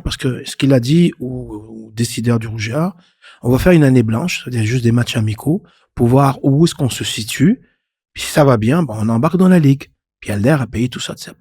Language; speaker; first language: French; non-native, local second language; Arabic